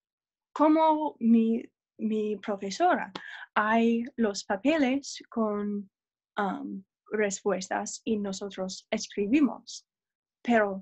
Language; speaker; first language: Spanish; non-native, learner; English